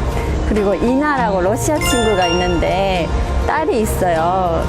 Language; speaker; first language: Korean; non-native, fluent; English